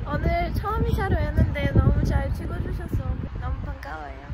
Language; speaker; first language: Korean; non-native, fluent; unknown